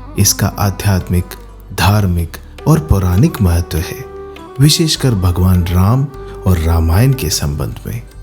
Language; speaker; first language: Hindi; native; Hindi